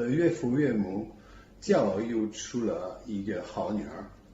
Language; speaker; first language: Chinese; non-native, fluent; French